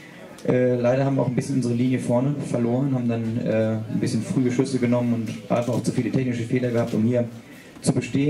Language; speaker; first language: German; native; German